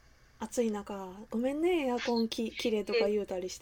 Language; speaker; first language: Japanese; native; Japanese